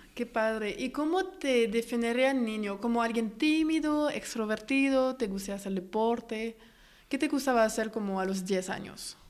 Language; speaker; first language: Spanish; non-native, fluent; French